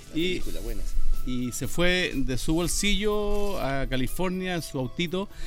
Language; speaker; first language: Spanish; native; Spanish